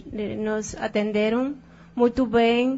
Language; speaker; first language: Portuguese; non-native, learner; Spanish